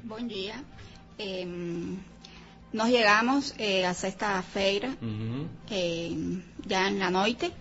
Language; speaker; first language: Portuguese; non-native, learner; Spanish